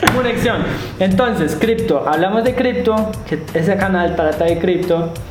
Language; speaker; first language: Spanish; non-native, fluent; German